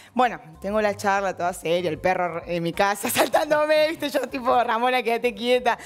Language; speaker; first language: Spanish; native; Spanish